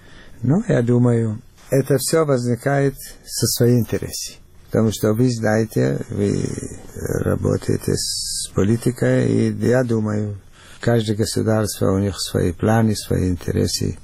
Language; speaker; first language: Russian; non-native, fluent; Arabic